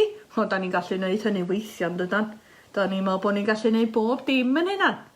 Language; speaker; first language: Welsh; native; Welsh